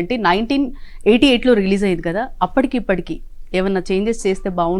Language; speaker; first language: Telugu; native; Telugu